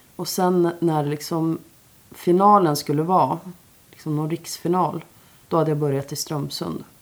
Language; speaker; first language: Swedish; native; Swedish